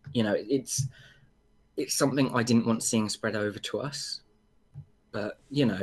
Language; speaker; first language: English; native; English